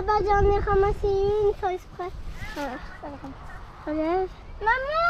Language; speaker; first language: Thai; early bilingual, heritage; Thai